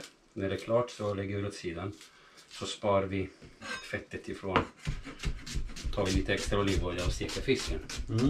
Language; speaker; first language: Swedish; non-native, fluent; Italian